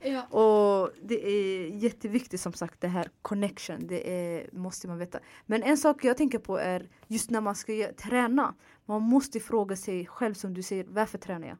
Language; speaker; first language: Swedish; non-native, fluent; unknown